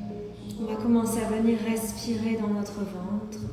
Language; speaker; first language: French; native; French